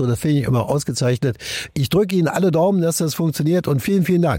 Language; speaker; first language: German; native; German